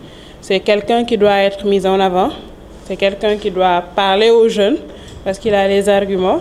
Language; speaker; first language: French; non-native, local second language; Wolof